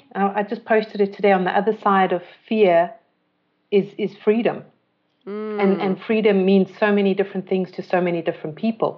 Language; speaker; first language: English; native; English